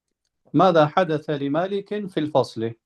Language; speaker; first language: Arabic; non-native, fluent; Albanian